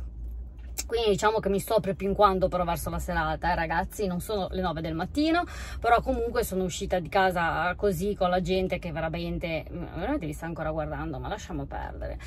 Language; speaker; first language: Italian; native; Italian